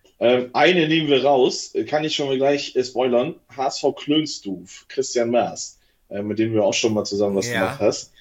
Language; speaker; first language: German; native; German